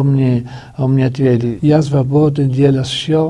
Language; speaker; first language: Russian; non-native, learner; Italian